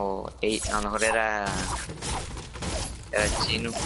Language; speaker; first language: Spanish; early bilingual, heritage; Spanish